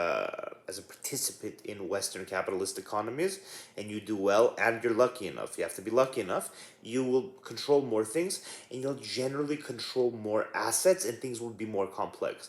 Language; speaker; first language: English; native; English